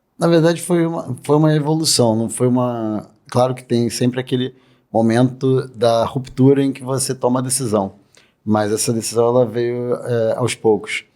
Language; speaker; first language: Portuguese; native; Portuguese